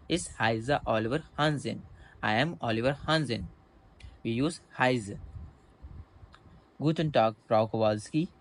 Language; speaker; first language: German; non-native, learner; Hindi